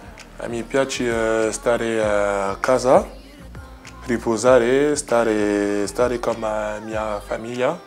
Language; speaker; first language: Italian; non-native, learner; French